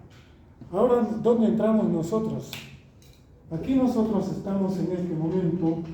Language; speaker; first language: Spanish; native; Spanish